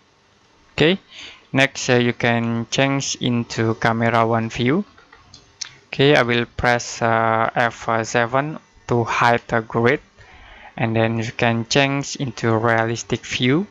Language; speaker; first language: English; non-native, learner; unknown